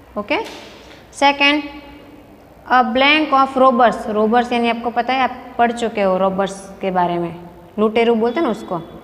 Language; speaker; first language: Hindi; non-native, local second language; Gujarati